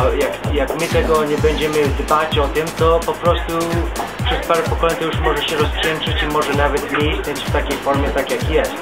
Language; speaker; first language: Polish; early bilingual, heritage; Polish